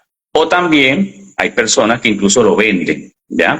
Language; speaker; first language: Spanish; native; Spanish